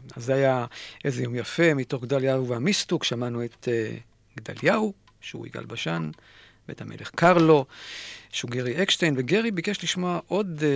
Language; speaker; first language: Hebrew; native; Hebrew